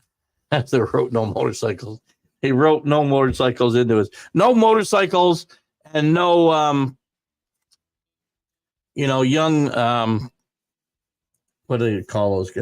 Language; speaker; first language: English; native; English